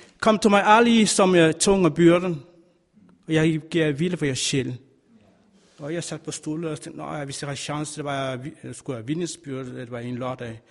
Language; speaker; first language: Danish; non-native, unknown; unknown